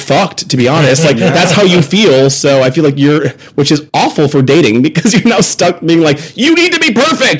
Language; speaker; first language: English; native; English